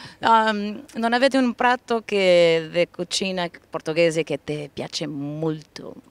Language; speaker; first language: Italian; non-native, learner; Portuguese